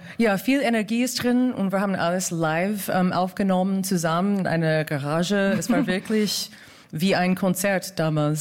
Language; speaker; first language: German; non-native, fluent; English